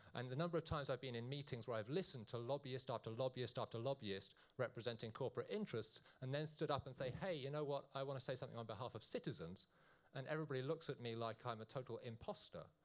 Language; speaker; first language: English; native; English